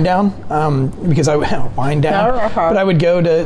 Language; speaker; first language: English; native; English